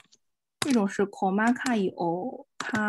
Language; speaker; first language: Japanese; non-native, fluent; Chinese